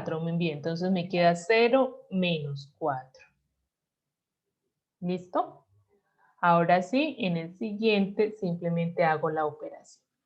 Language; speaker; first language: Spanish; native; Spanish